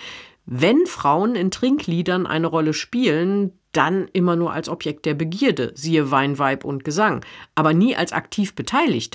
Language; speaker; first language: German; native; German